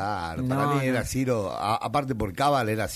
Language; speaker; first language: Spanish; native; Spanish